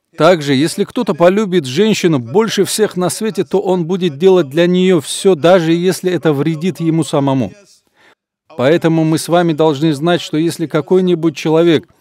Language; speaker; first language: Russian; non-native, local second language; Avaric